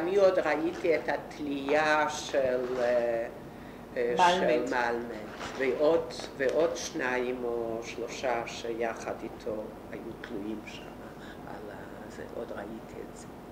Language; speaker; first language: Hebrew; non-native, fluent; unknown